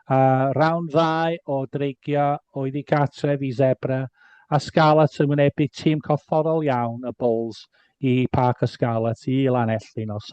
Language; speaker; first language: Welsh; non-native, fluent; English